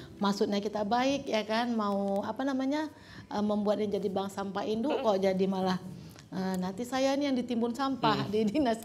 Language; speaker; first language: Indonesian; native; Indonesian